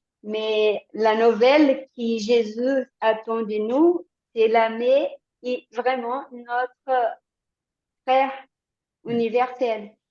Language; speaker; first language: French; non-native, learner; Portuguese